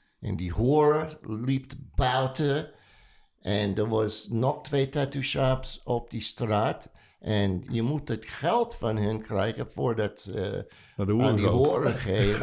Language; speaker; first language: Dutch; non-native, learner; English